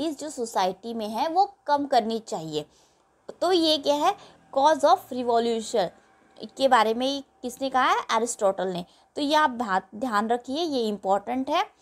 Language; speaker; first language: Hindi; non-native, local second language; Marathi